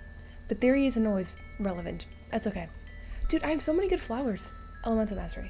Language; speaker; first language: English; native; English